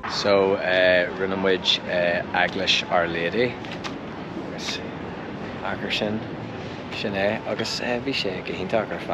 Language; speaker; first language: Irish; non-native, local second language; English